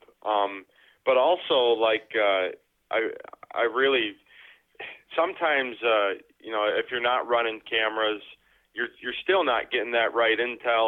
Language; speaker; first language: English; native; English